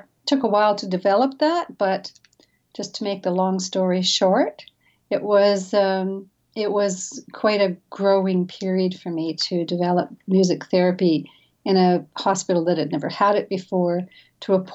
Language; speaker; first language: English; native; English